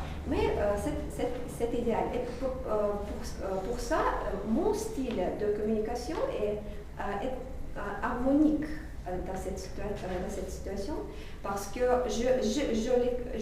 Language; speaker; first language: French; non-native, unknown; Russian